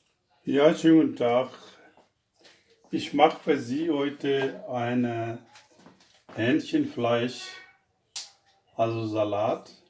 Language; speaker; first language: German; non-native, fluent; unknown